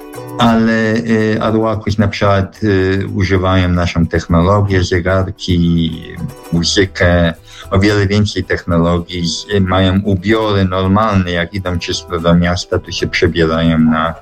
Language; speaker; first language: Polish; early bilingual, heritage; Polish